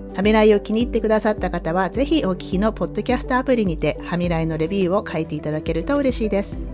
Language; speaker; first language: Japanese; native; Japanese